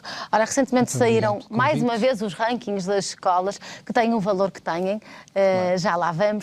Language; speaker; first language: Portuguese; native; Portuguese